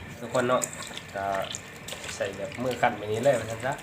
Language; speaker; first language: Thai; non-native, local second language; Northeastern Thai